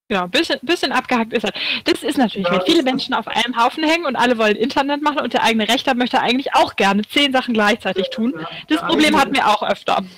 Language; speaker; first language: German; native; German